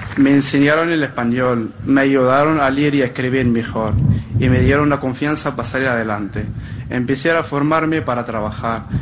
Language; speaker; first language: Spanish; non-native, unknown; Arabic